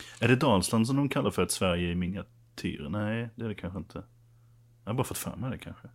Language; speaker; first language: Swedish; native; Swedish